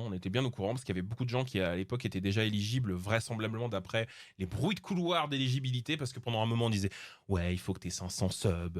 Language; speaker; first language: French; native; French